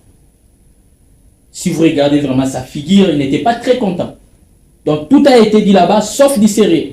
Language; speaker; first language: French; non-native, local second language; Lingala